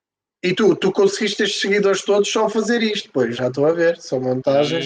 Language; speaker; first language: Portuguese; native; Portuguese